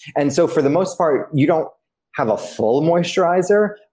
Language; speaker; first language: English; early bilingual, other home language; Italian